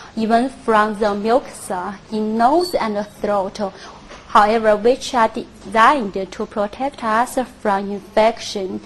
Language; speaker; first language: English; non-native, fluent; Chinese